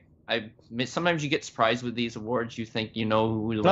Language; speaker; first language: English; native; English